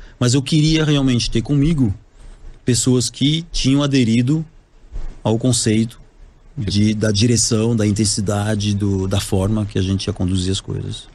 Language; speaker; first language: Portuguese; non-native, fluent; French